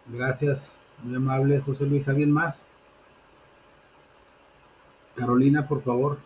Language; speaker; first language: Spanish; native; Spanish